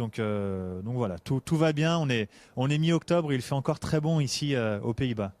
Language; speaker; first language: French; native; French